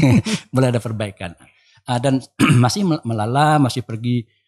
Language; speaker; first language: Indonesian; non-native, local second language; Minangkabau